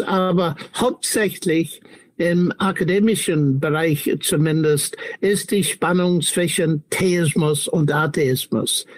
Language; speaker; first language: German; non-native, fluent; English